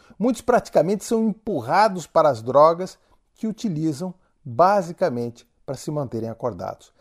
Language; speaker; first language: Portuguese; native; Portuguese